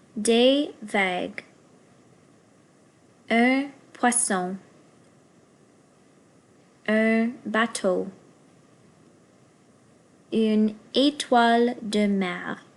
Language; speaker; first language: French; non-native, fluent; English